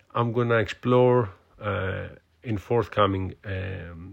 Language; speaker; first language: English; non-native, fluent; Greek